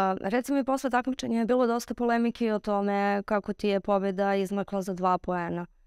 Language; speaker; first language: Serbian; native; Serbian